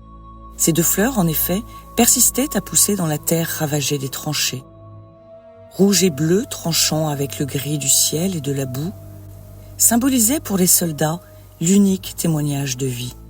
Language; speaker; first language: French; native; French